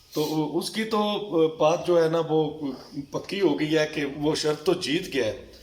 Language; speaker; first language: Urdu; non-native, local second language; Punjabi